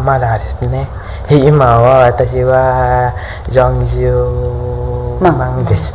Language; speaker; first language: Japanese; non-native, learner; Vietnamese